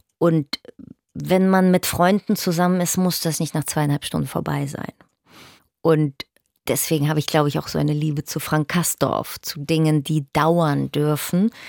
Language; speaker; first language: German; early bilingual, other home language; Russian